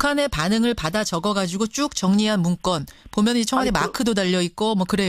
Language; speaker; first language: Korean; native; Korean